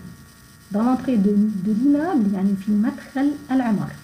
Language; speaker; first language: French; non-native, fluent; Arabic